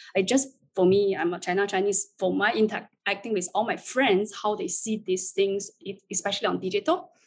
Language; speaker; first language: English; non-native, fluent; Chinese